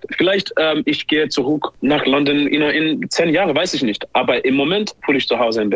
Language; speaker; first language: German; non-native, learner; English